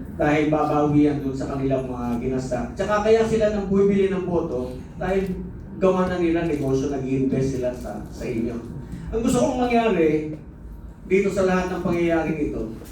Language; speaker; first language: Filipino; native; Filipino